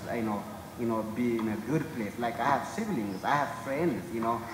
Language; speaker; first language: English; non-native, fluent; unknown